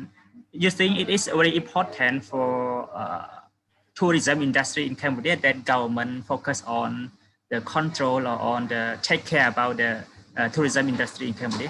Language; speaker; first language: English; non-native, fluent; Khmer